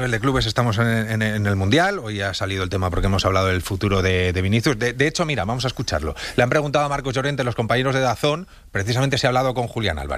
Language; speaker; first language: Spanish; native; Spanish